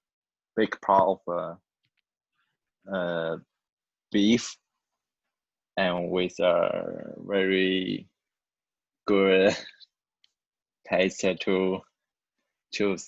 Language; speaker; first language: English; non-native, learner; Chinese